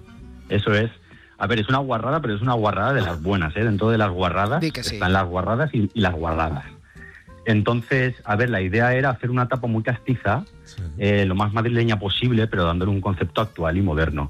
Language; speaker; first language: Spanish; native; Spanish